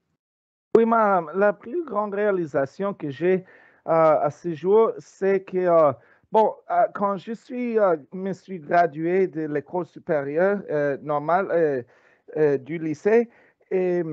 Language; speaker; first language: French; non-native, learner; English